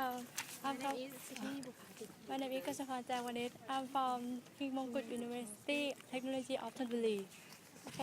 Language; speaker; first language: English; non-native, learner; Thai